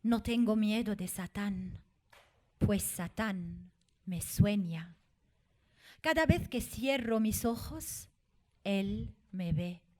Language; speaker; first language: Spanish; non-native, fluent; Arabic